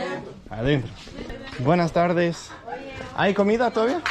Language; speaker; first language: Spanish; non-native, learner; Danish